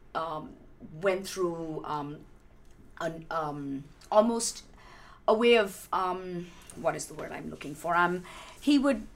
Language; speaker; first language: English; non-native, local second language; Malayalam